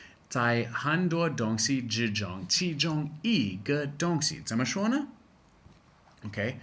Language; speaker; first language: Chinese; non-native, fluent; English